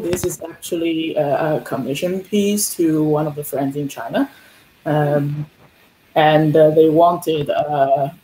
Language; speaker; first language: English; non-native, fluent; Chinese